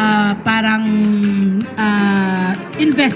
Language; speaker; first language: Filipino; native; Filipino